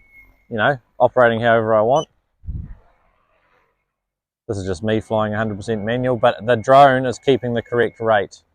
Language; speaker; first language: English; native; English